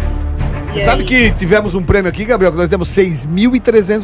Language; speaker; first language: Portuguese; native; Portuguese